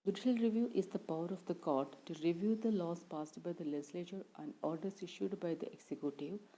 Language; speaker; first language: English; non-native, local second language; Malayalam